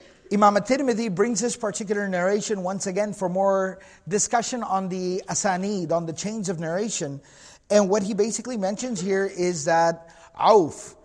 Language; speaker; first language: English; native; English